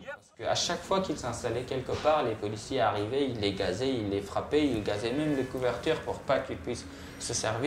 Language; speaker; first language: French; non-native, fluent; Persian